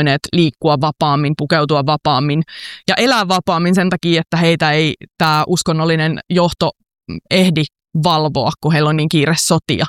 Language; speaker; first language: Finnish; native; Finnish